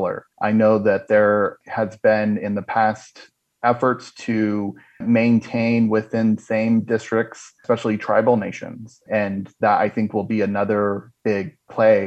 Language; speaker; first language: English; native; English